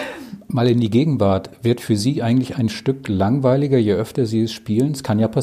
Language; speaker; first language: German; native; German